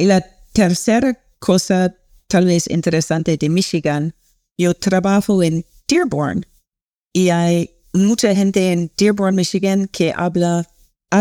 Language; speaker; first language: Spanish; non-native, learner; English